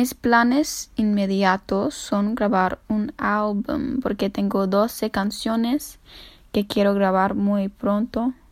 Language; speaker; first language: Spanish; non-native, fluent; English